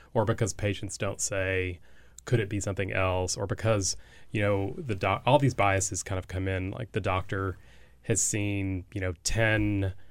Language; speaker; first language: English; native; English